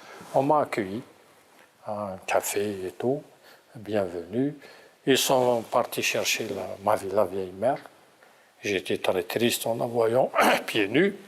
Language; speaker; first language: French; non-native, local second language; Kabyle